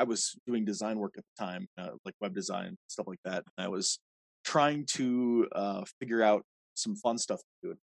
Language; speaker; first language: English; native; English